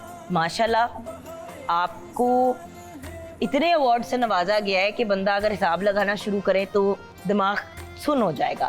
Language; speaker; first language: Urdu; native; Urdu